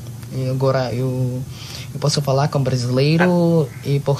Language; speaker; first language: Portuguese; non-native, learner; Filipino